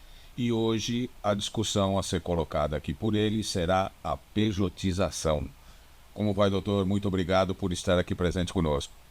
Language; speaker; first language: Portuguese; native; Portuguese